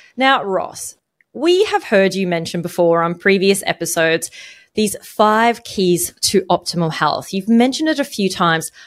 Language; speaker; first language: English; non-native, fluent; Arabic